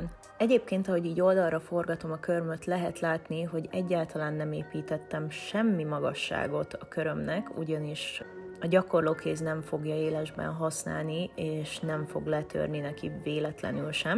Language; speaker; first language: Hungarian; native; Hungarian